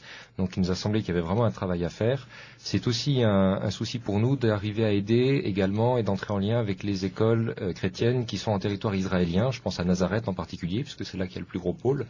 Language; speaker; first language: French; native; French